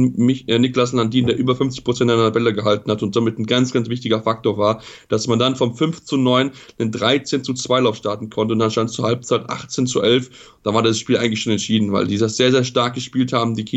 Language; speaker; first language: German; native; German